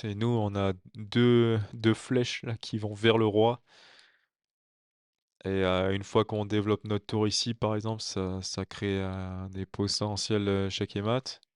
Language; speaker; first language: French; native; French